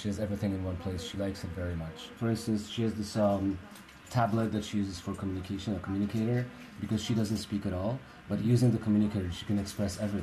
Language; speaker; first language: English; non-native, fluent; Polish